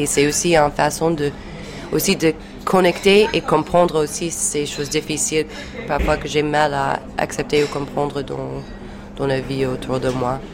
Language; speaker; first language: French; non-native, fluent; English